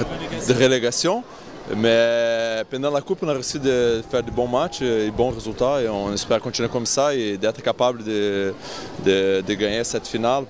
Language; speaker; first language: French; non-native, fluent; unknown